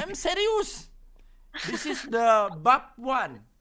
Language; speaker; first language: English; non-native, learner; Indonesian